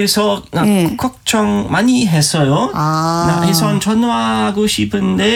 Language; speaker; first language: Korean; non-native, learner; German